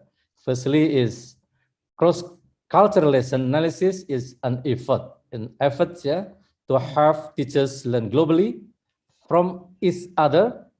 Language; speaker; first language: English; non-native, fluent; Indonesian